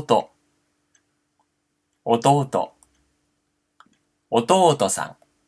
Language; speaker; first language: Japanese; non-native, fluent; Portuguese